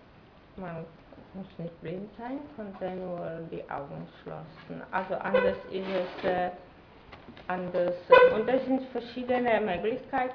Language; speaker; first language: German; non-native, fluent; Czech